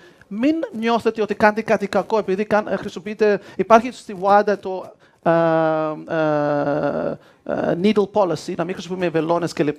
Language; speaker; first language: Greek; early bilingual, heritage; Greek